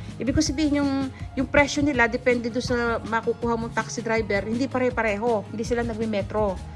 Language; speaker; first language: Filipino; non-native, local second language; Pampanga